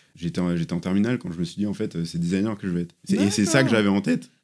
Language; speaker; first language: French; native; French